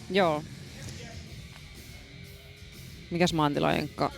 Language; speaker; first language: Finnish; native; Finnish